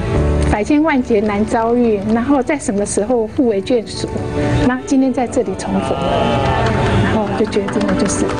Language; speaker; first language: Chinese; native; Chinese